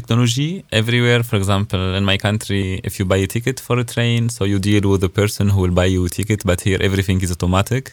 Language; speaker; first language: English; non-native, fluent; Arabic